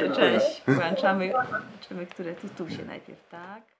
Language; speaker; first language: Polish; native; Polish